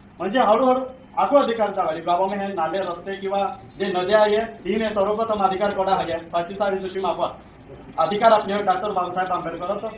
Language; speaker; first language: Marathi; non-native, local second language; Bhili